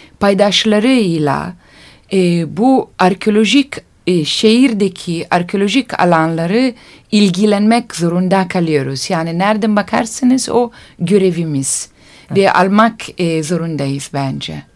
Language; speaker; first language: Turkish; non-native, learner; Italian